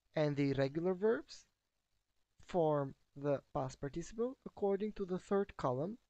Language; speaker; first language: English; non-native, fluent; Albanian